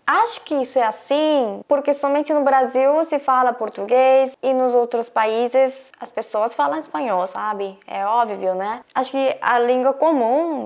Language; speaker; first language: Portuguese; non-native, fluent; Korean